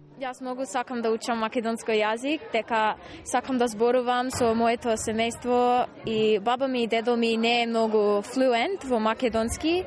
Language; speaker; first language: Macedonian; early bilingual, heritage; English